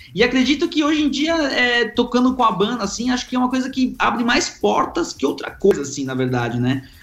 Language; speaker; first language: Portuguese; early bilingual, other home language; Spanish